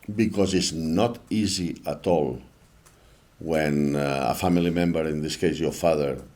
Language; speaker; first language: English; non-native, fluent; Spanish